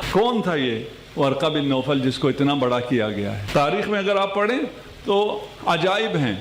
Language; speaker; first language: Urdu; non-native, local second language; Punjabi